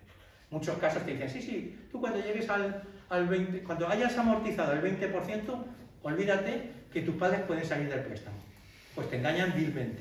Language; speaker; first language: Spanish; native; Spanish